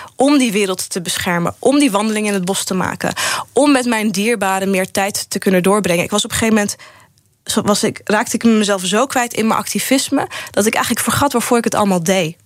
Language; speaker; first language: Dutch; early bilingual, other home language; Arabic